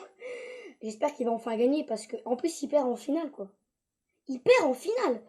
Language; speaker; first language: French; native; French